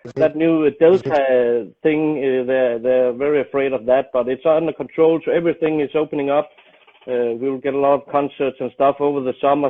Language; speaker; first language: English; non-native, fluent; Danish